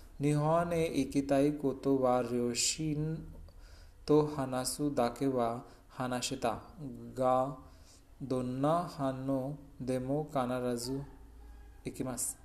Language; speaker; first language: Japanese; non-native, learner; Hindi